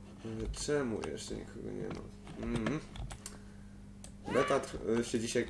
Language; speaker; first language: Polish; native; Polish